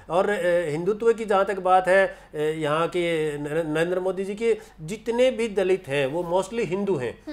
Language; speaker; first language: Hindi; native; Hindi